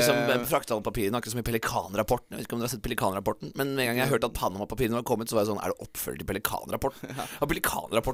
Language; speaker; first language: Norwegian; native; Norwegian